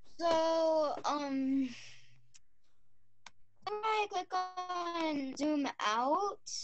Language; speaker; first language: English; native; English